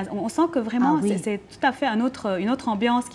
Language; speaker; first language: French; non-native, local second language; Arabic